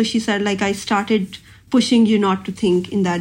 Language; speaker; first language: English; non-native, local second language; Punjabi